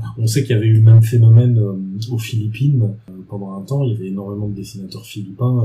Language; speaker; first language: French; native; French